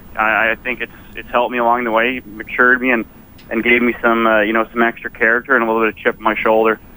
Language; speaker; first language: English; native; English